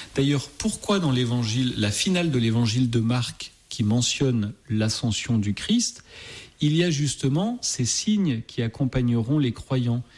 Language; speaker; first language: French; native; French